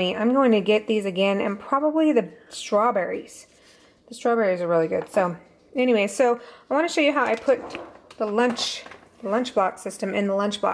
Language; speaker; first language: English; native; English